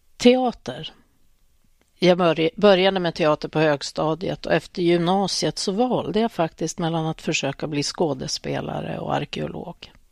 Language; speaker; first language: Swedish; native; Swedish